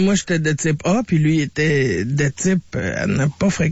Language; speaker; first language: French; native; French